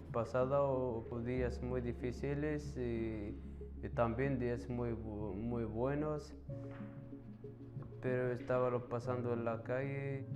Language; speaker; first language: Spanish; non-native, learner; Arabic